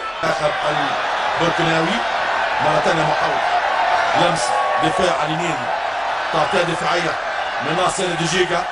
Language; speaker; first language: Arabic; native; Arabic